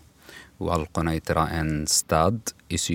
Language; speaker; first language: Swedish; non-native, learner; Arabic